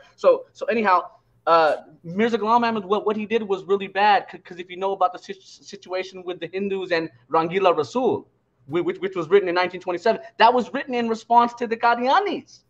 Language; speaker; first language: English; native; English